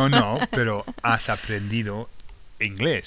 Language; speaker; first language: Spanish; non-native, fluent; English